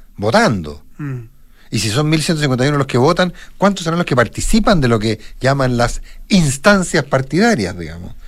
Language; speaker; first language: Spanish; native; Spanish